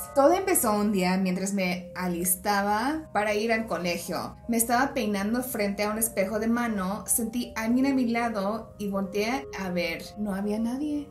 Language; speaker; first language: Spanish; early bilingual, heritage; Spanish